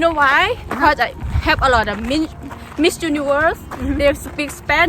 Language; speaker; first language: English; non-native, learner; Thai